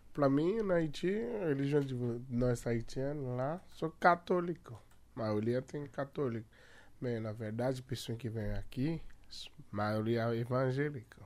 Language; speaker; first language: Portuguese; non-native, learner; Haitian Creole